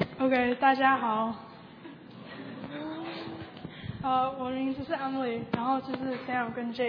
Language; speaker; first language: Chinese; early bilingual, heritage; Chinese